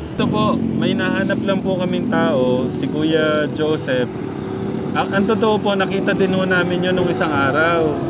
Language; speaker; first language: Filipino; native; Filipino